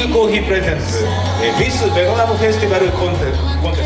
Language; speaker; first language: Japanese; native; Japanese